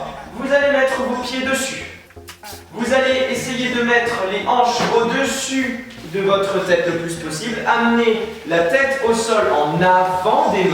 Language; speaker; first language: French; native; French